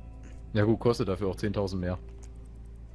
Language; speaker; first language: German; native; German